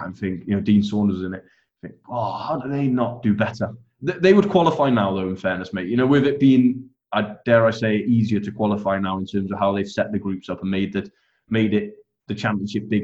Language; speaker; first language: English; native; English